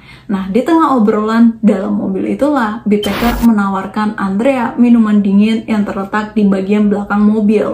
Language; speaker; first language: Indonesian; native; Indonesian